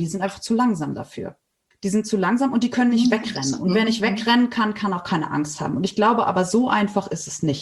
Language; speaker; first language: German; native; German